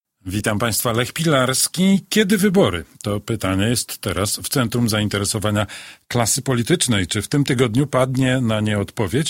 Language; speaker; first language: Polish; native; Polish